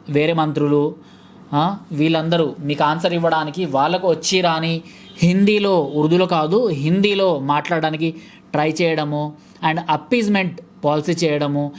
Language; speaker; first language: Telugu; native; Telugu